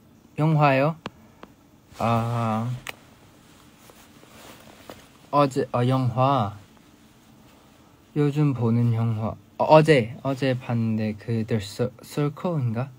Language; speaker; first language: Korean; non-native, fluent; Thai